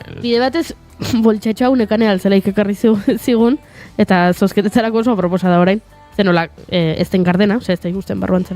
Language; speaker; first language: Basque; native; Basque